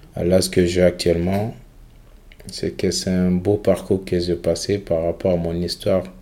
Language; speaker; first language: French; non-native, local second language; Fula